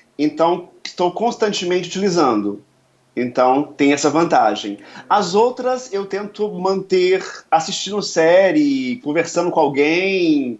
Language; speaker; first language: Portuguese; native; Portuguese